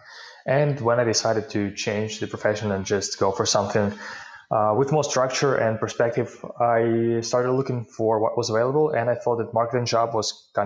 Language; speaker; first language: English; non-native, fluent; Ukrainian